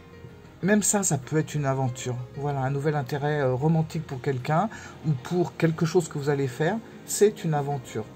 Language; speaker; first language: French; native; French